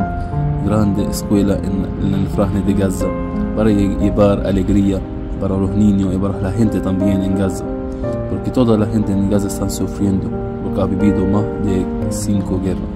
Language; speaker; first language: Spanish; non-native, fluent; Arabic